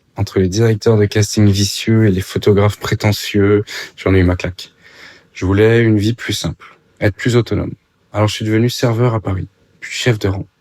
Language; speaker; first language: French; native; French